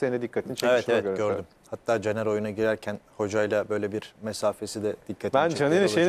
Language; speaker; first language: Turkish; native; Turkish